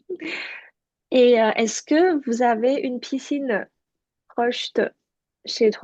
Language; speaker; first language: French; non-native, fluent; Chinese